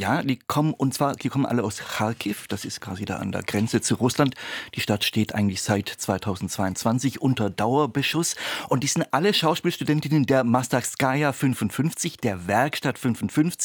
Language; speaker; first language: German; native; German